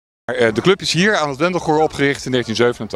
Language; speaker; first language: Dutch; native; Dutch